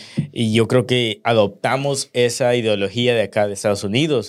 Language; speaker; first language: Spanish; early bilingual, heritage; Spanish